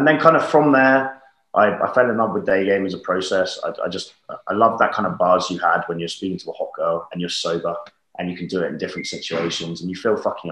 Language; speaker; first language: English; native; English